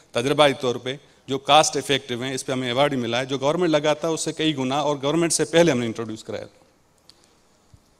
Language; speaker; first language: Urdu; non-native, local second language; Sindhi